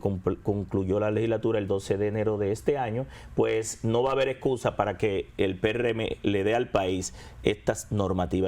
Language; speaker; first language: Spanish; native; Spanish